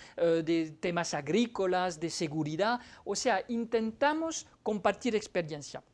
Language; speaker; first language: Spanish; non-native, fluent; French